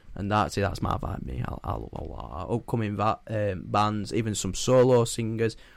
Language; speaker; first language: English; native; English